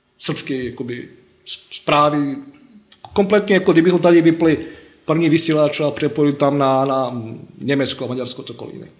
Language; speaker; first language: Czech; non-native, fluent; Bosnian